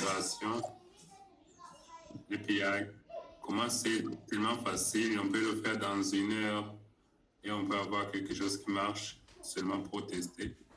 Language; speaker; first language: French; non-native, local second language; Rundi